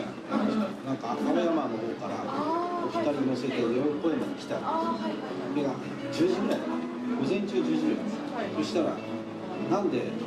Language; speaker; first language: Japanese; native; Japanese